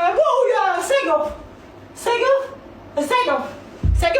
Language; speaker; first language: Arabic; native; Arabic